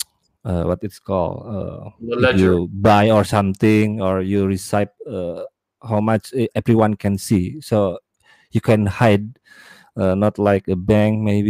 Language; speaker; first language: English; non-native, learner; Indonesian